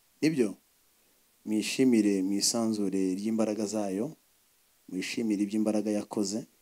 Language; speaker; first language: Kinyarwanda; early bilingual, heritage; Kinyarwanda